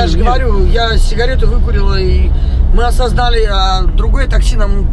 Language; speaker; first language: Russian; native; Russian